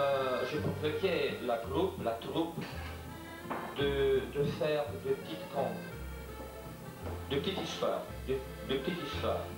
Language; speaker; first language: French; non-native, learner; Romanian